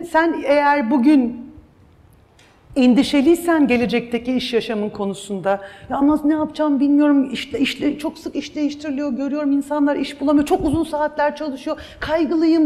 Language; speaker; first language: Turkish; native; Turkish